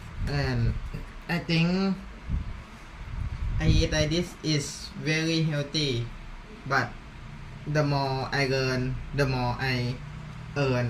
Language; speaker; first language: English; non-native, learner; Thai